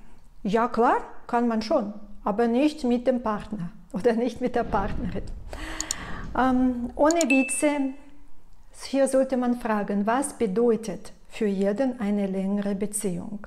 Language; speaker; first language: German; non-native, fluent; Russian